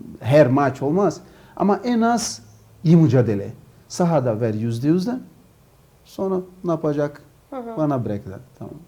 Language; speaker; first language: Turkish; non-native, learner; Portuguese